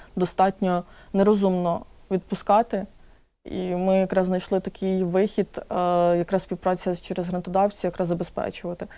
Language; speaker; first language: Ukrainian; native; Ukrainian